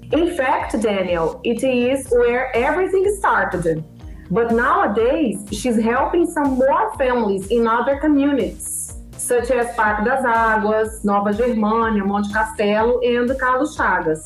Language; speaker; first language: English; non-native, fluent; Portuguese